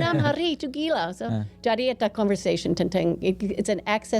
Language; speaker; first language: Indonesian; non-native, fluent; English